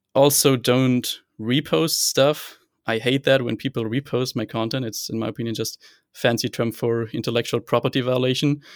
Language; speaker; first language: English; non-native, fluent; German